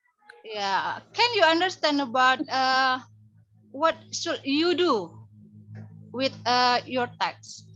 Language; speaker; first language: English; non-native, learner; Indonesian